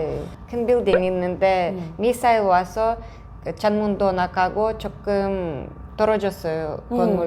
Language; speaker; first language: Korean; non-native, fluent; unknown